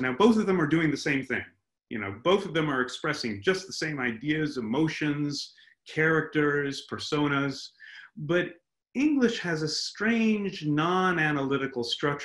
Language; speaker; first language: English; native; English